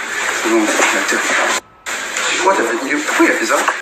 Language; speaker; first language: French; native; French